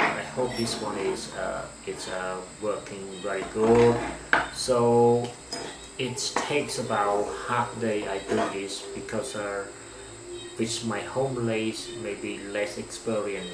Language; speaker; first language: English; non-native, learner; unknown